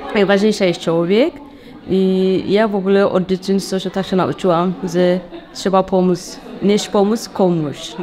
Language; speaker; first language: Polish; non-native, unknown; Tigrinya